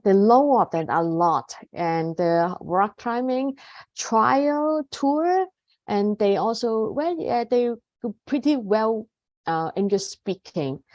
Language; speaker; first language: English; non-native, fluent; Cantonese